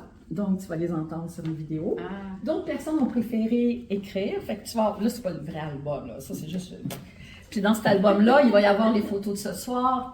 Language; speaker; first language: French; native; French